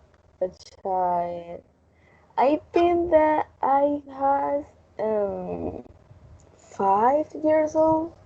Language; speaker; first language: English; non-native, learner; Spanish